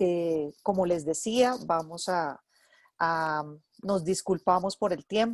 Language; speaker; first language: Spanish; native; Spanish